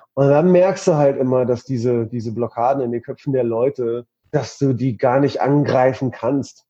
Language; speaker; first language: German; early bilingual, other home language; Persian